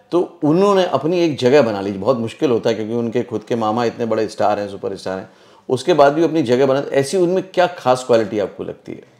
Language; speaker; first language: Hindi; native; Hindi